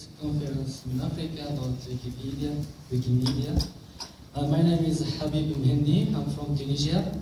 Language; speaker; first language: English; non-native, local second language; Arabic